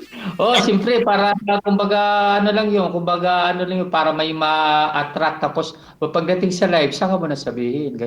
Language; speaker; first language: Filipino; non-native, local second language; Cebuano